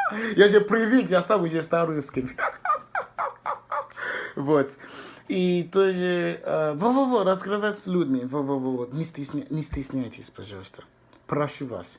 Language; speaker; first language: Russian; non-native, fluent; English